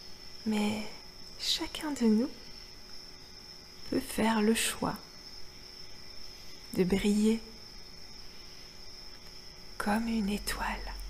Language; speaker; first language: French; native; French